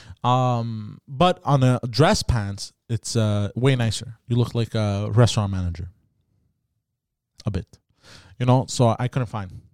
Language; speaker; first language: English; early bilingual, other home language; Greek